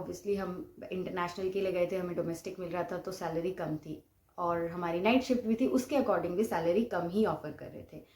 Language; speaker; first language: Hindi; non-native, local second language; Bangla